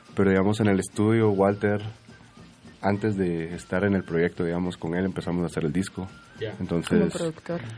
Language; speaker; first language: Spanish; native; Spanish